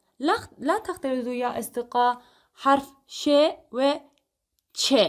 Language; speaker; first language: Arabic; non-native, fluent; Turkish